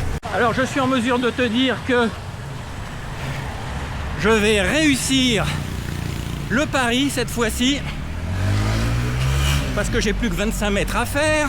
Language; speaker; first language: French; native; French